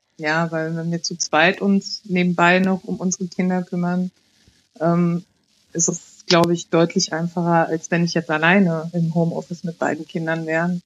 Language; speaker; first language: German; early bilingual, other home language; Italian